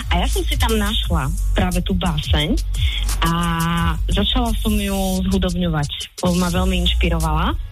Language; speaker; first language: Slovak; native; Slovak